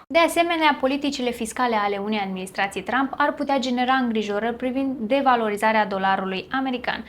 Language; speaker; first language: Romanian; native; Romanian